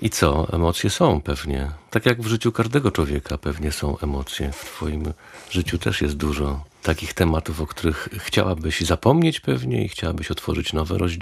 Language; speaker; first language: Polish; native; Polish